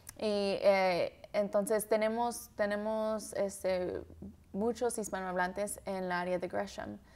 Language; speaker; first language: Spanish; early bilingual, heritage; Spanish